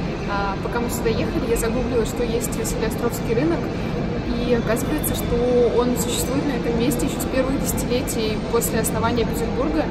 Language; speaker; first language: Russian; native; Russian